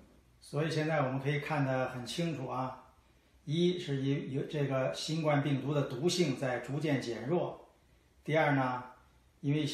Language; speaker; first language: Chinese; native; Chinese